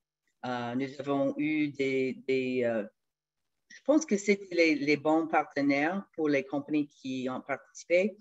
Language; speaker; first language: French; non-native, fluent; English